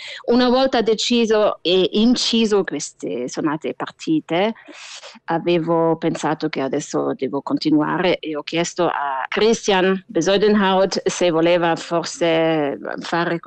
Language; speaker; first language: Italian; non-native, fluent; German